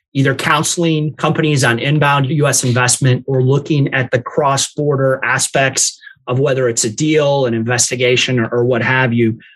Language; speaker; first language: English; native; English